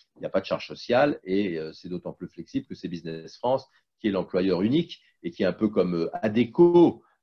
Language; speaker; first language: French; native; French